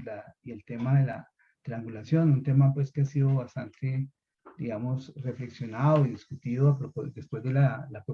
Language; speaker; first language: Spanish; native; Spanish